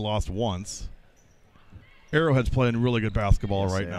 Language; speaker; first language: English; native; English